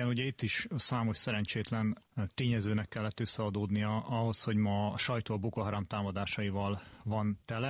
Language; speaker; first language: Hungarian; native; Hungarian